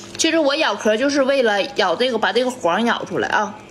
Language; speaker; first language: Chinese; native; Chinese